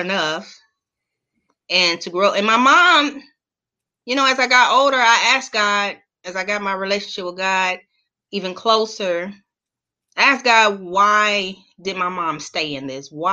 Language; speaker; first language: English; native; English